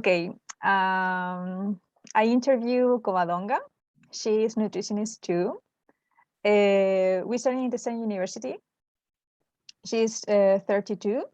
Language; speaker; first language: English; non-native, learner; Spanish